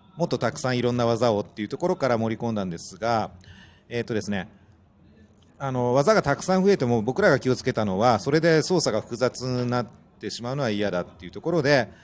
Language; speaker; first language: Japanese; native; Japanese